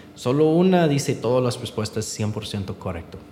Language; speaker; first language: Spanish; non-native, learner; English